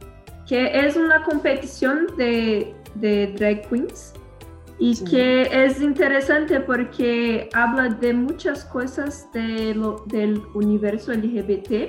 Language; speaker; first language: Spanish; non-native, learner; Portuguese